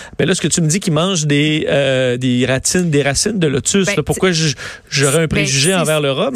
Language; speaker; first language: French; native; French